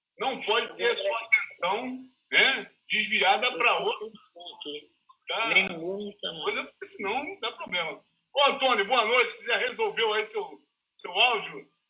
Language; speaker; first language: Portuguese; native; Portuguese